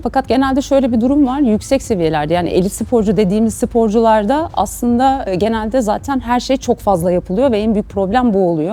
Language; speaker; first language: Turkish; native; Turkish